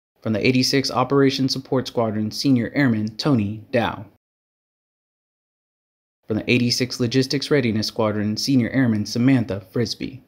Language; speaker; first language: English; native; English